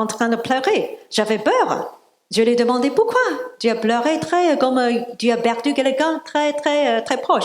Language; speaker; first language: French; non-native, learner; Cantonese